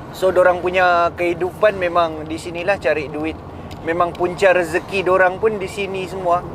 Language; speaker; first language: Malay; native; Malay